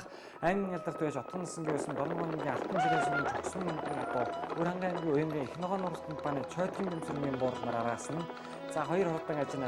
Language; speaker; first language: Mongolian; native; Mongolian